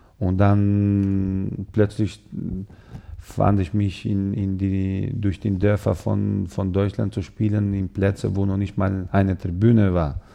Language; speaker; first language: German; non-native, fluent; Albanian